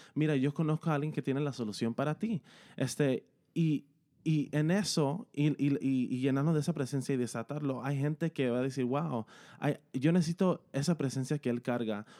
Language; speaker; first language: Spanish; early bilingual, heritage; Spanish